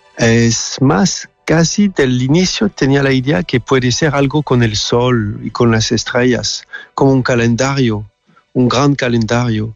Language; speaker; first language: Spanish; non-native, learner; French